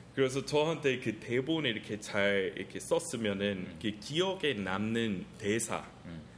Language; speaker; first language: Korean; non-native, fluent; English